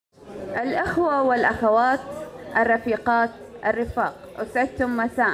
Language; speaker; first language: Arabic; native; Arabic